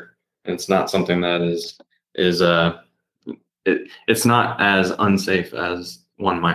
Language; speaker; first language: English; native; English